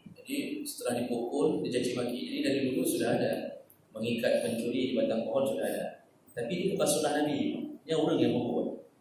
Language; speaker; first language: Malay; non-native, local second language; Achinese